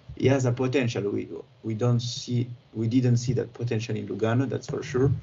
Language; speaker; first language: English; non-native, fluent; French